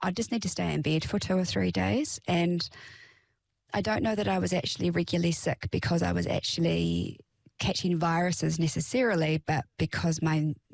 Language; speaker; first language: English; native; English